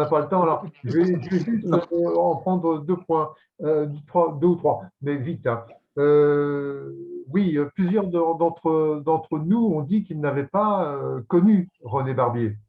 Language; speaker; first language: French; native; French